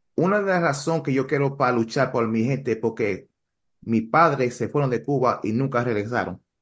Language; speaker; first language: Spanish; early bilingual, heritage; Spanish